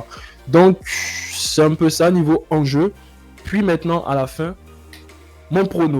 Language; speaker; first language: French; native; French